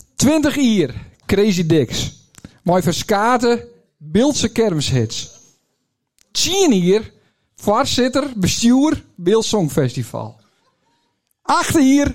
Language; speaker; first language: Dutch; native; Dutch